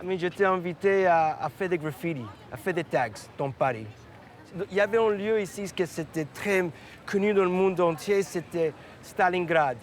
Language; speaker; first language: French; non-native, fluent; English